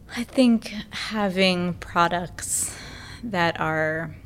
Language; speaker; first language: English; native; English